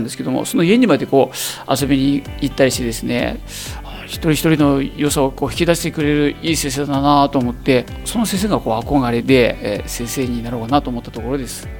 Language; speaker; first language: Japanese; native; Japanese